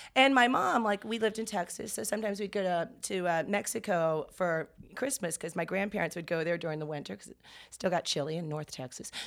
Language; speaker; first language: English; native; English